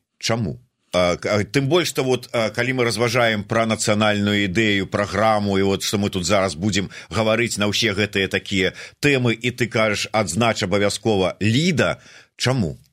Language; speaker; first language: Belarusian; native; Belarusian